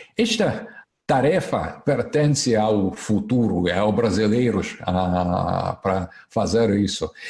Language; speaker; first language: Portuguese; non-native, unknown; Russian